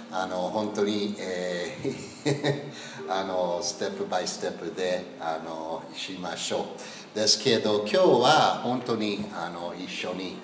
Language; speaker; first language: Japanese; non-native, learner; English